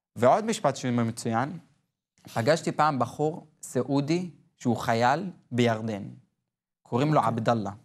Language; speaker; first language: Hebrew; non-native, local second language; Arabic